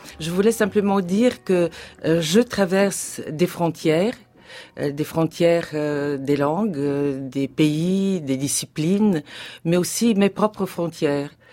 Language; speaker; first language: French; non-native, fluent; Bulgarian